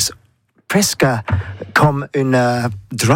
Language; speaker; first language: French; non-native, learner; English